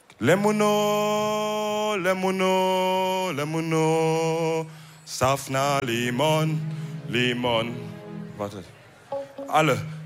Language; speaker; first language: German; early bilingual, other home language; Wolof